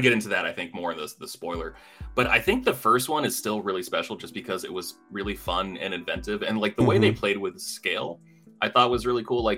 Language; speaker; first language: English; native; English